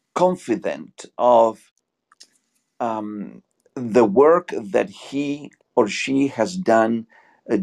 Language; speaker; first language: English; non-native, fluent; Spanish